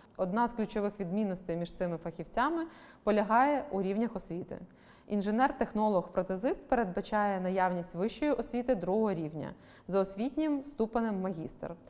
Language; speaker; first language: Ukrainian; native; Ukrainian